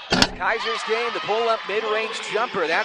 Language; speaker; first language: English; native; English